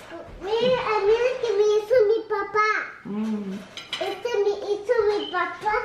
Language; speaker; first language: Spanish; early bilingual, heritage; Spanish